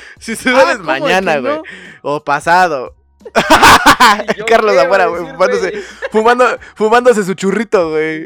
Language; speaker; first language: Spanish; native; Spanish